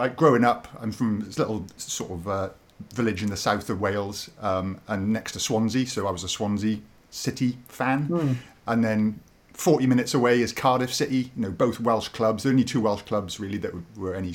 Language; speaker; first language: English; native; English